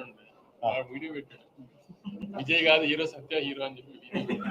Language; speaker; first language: Telugu; native; Telugu